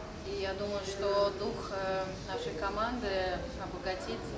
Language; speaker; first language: Russian; native; Russian